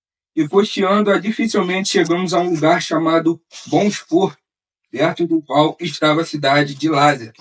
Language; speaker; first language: Portuguese; native; Portuguese